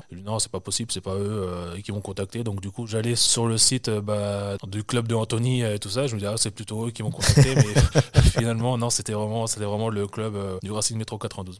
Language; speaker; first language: French; native; French